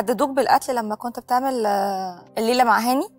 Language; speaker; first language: Arabic; native; Arabic